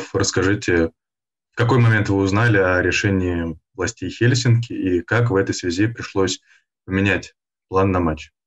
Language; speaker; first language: Russian; native; Russian